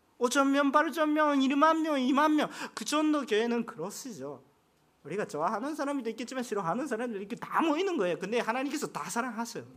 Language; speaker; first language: Korean; non-native, fluent; Japanese